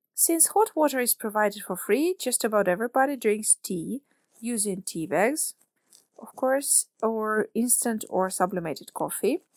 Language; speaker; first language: English; non-native, fluent; Russian